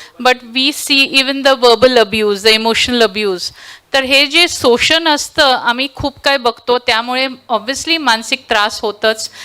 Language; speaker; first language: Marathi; non-native, local second language; Tulu